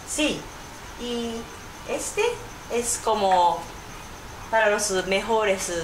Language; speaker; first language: Spanish; non-native, learner; Japanese